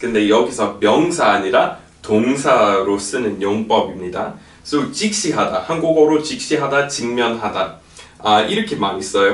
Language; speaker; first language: Korean; non-native, fluent; English